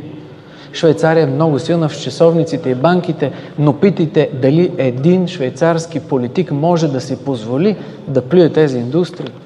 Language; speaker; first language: Bulgarian; native; Bulgarian